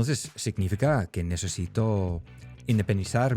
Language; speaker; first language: Spanish; non-native, fluent; Dutch